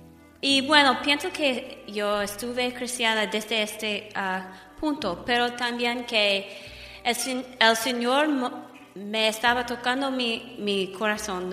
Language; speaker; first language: Spanish; non-native, fluent; English